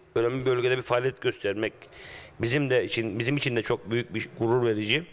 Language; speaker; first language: Turkish; native; Turkish